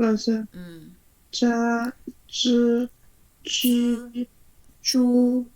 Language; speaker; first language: Chinese; non-native, learner; Indonesian